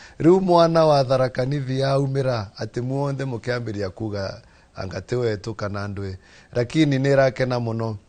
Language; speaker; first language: Kikuyu; non-native, local second language; Embu